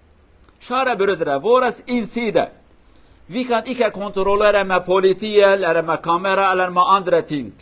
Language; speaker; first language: Norwegian; non-native, learner; Central Kurdish